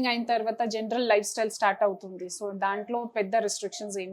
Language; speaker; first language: Telugu; non-native, fluent; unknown